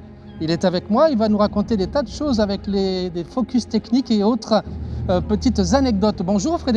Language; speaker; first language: French; native; French